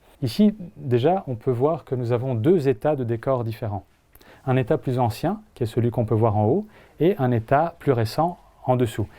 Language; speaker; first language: French; non-native, fluent; Italian